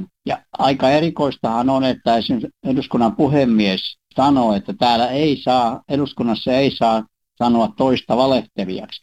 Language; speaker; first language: Finnish; native; Finnish